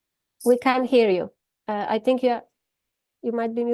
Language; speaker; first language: English; non-native, fluent; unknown